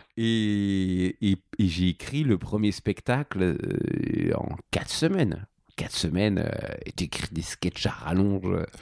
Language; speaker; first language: French; native; French